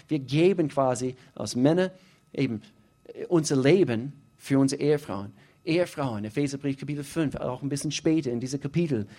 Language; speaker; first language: German; non-native, fluent; English